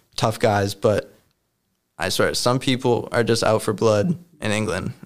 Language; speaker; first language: English; native; English